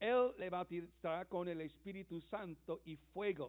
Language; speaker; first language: Spanish; non-native, learner; English